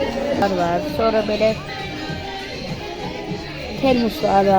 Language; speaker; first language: Turkish; non-native, learner; Azerbaijani